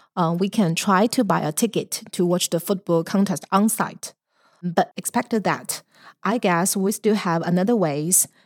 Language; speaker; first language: English; non-native, fluent; Chinese